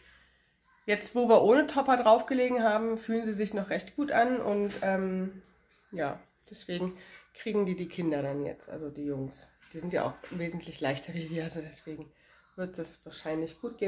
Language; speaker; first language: German; native; German